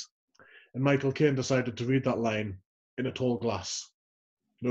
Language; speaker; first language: English; native; English